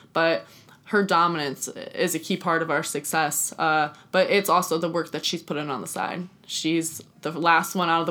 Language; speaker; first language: English; native; English